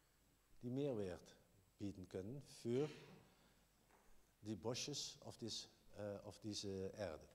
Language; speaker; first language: German; non-native, learner; Dutch